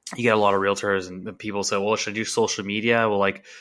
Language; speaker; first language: English; native; English